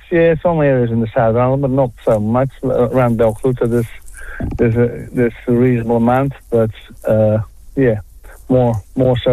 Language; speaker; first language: English; non-native, fluent; Dutch